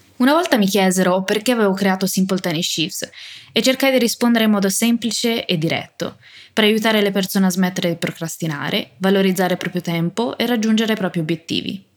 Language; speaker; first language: Italian; native; Italian